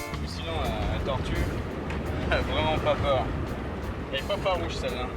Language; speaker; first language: French; native; French